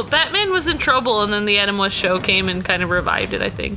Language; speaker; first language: English; native; English